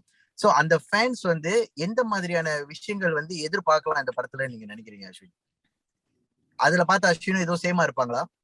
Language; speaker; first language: Tamil; native; Tamil